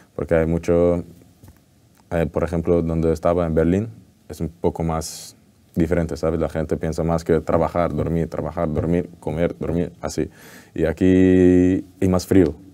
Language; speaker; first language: Spanish; non-native, learner; Dutch